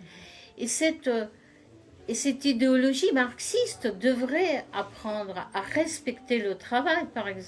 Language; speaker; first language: French; non-native, fluent; Russian